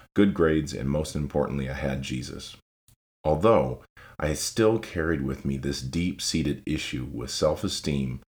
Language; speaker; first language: English; native; English